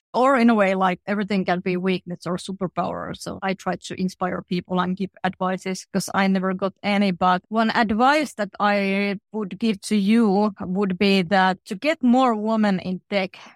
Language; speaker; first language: English; non-native, fluent; Finnish